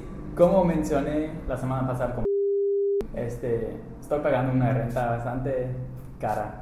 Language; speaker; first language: Spanish; non-native, fluent; English